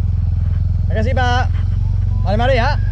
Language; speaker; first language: Indonesian; non-native, learner; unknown